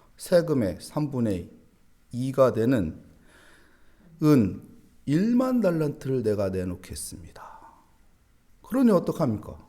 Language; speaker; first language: Korean; native; Korean